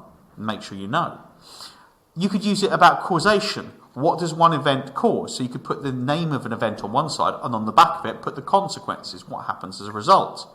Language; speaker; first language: English; native; English